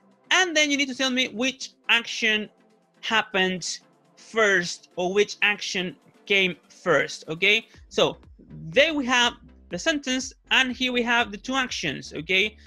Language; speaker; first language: English; non-native, fluent; Spanish